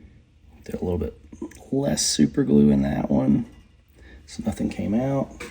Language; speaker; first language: English; native; English